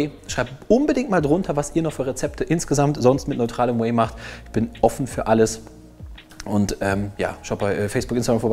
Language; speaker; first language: German; native; German